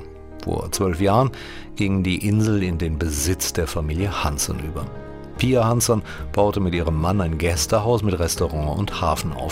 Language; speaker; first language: German; native; German